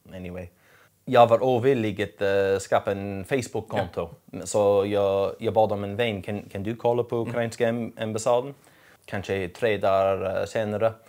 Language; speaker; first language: Swedish; non-native, learner; English